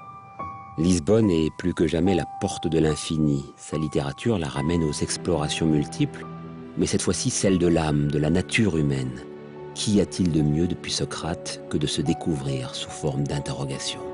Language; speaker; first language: French; native; French